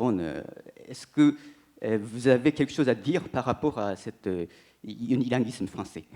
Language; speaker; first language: French; non-native, fluent; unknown